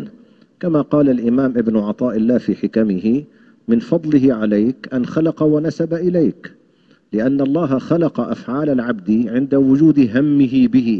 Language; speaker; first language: Arabic; native; Arabic